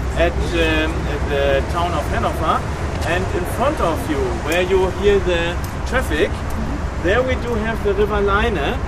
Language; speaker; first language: English; non-native, fluent; German